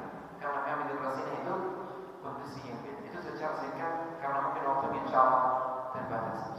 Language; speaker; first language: Indonesian; non-native, fluent; Arabic